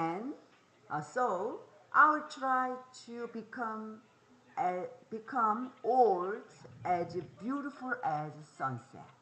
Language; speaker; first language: English; non-native, fluent; Korean